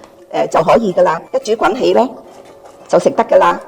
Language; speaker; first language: Cantonese; native; Cantonese